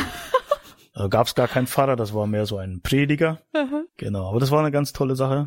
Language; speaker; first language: German; native; German